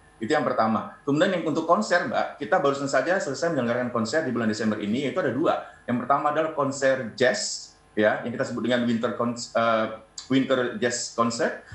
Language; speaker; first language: Indonesian; native; Indonesian